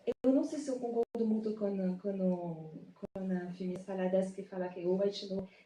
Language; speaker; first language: Portuguese; non-native, fluent; French